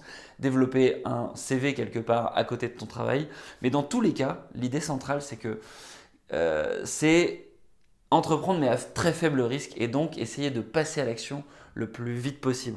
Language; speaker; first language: French; native; French